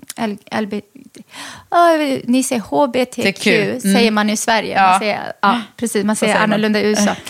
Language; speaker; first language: Swedish; early bilingual, other home language; Arabic